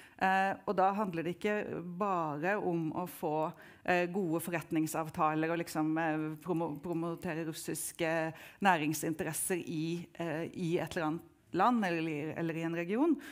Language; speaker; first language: Norwegian; native; Norwegian